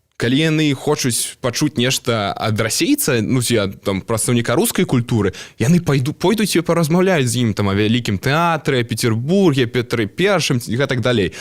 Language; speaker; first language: Belarusian; non-native, local second language; Russian